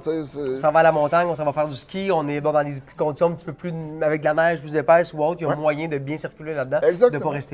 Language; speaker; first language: French; native; French